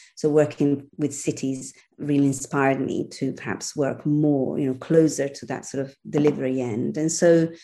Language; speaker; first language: English; non-native, fluent; Italian